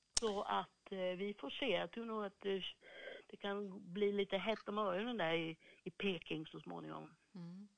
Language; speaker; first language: Swedish; native; Swedish